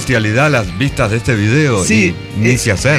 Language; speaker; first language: Spanish; native; Spanish